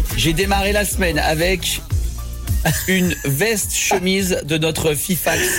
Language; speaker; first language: French; native; French